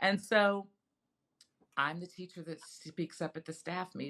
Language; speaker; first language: English; native; English